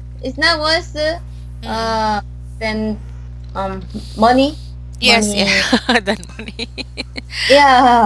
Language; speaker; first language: English; non-native, learner; Korean